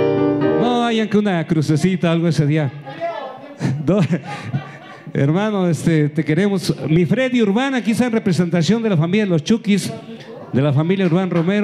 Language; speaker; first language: Spanish; native; Spanish